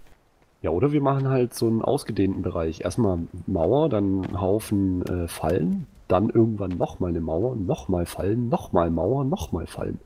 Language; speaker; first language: German; native; German